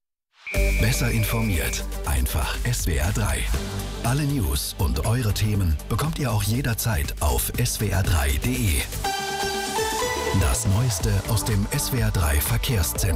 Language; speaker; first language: German; native; German